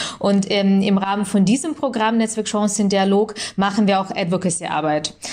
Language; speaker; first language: German; early bilingual, other home language; Russian